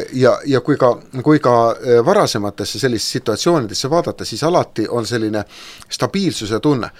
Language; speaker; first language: Estonian; native; Estonian